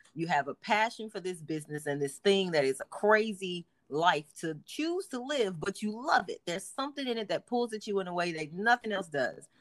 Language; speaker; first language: English; native; English